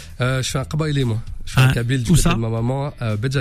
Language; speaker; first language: French; early bilingual, other home language; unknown